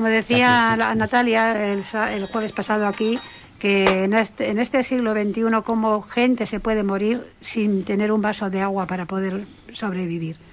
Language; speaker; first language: Spanish; native; Spanish